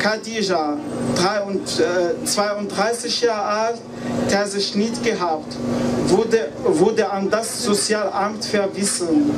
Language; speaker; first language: German; non-native, learner; Arabic